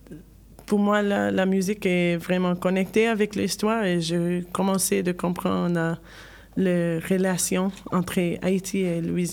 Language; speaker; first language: French; non-native, learner; English